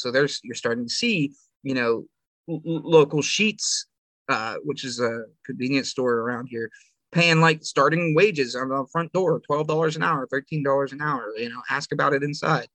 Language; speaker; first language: English; native; English